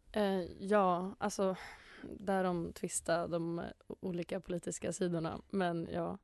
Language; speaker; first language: Swedish; native; Swedish